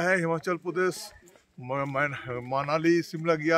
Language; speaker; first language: Hindi; non-native, local second language; Bangla